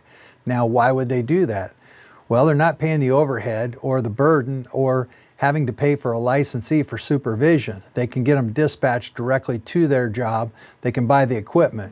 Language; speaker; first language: English; native; English